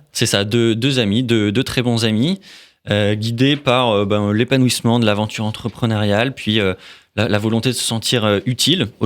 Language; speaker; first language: French; native; French